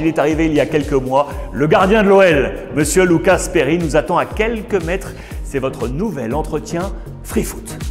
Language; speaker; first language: French; native; French